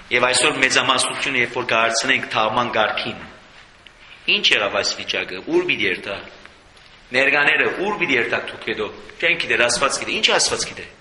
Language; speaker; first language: Armenian; native; Armenian